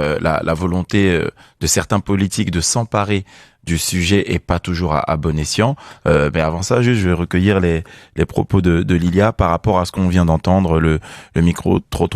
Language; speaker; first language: French; native; French